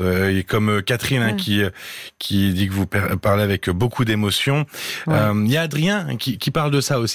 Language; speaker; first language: French; native; French